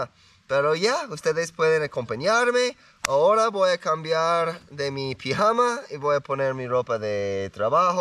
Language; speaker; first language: Spanish; non-native, learner; English